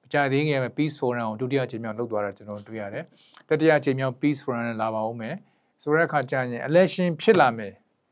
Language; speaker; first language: Burmese; native; Burmese